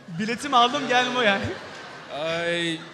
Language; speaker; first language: Turkish; native; Turkish